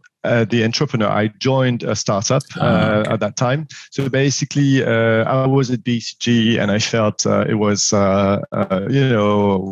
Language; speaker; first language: English; non-native, fluent; French